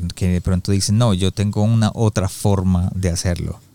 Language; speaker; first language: Spanish; native; Spanish